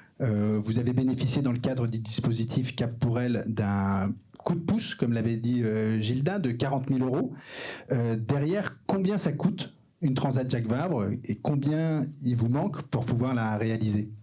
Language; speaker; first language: French; native; French